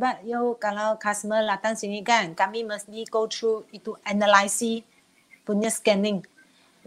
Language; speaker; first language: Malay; non-native, local second language; Chinese